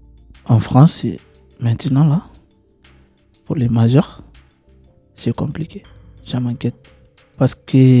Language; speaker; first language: French; non-native, learner; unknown